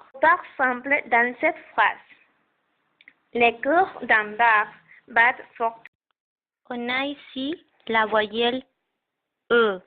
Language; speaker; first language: French; non-native, learner; Spanish